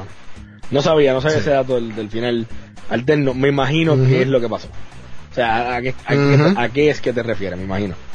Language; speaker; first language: Spanish; native; Spanish